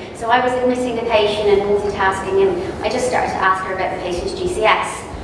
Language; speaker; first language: English; native; English